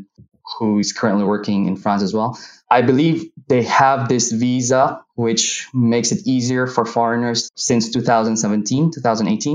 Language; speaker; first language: English; non-native, local second language; Hiligaynon